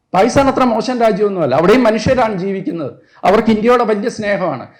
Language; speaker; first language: Malayalam; native; Malayalam